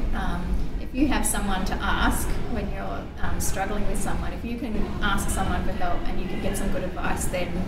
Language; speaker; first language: English; native; English